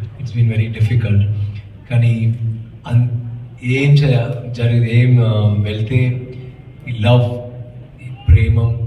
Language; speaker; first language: Telugu; non-native, learner; Tamil